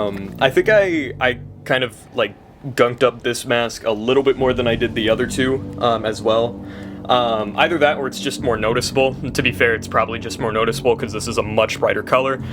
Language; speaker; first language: English; native; English